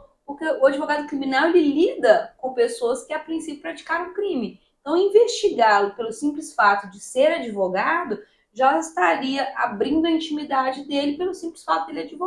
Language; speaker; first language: Portuguese; native; Portuguese